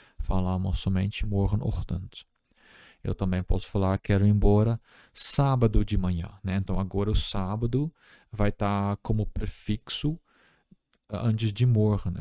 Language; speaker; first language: Portuguese; non-native, fluent; Dutch